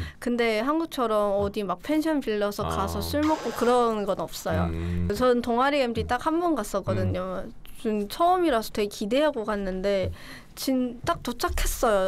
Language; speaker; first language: Korean; non-native, fluent; Chinese